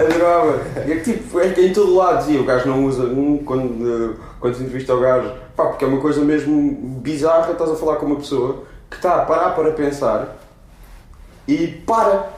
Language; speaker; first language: Portuguese; native; Portuguese